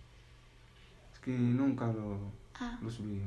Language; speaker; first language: Spanish; non-native, learner; Arabic